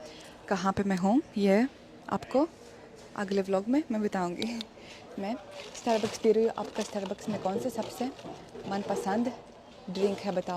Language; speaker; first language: Hindi; non-native, learner; Russian